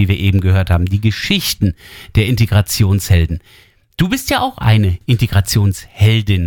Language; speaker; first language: German; native; German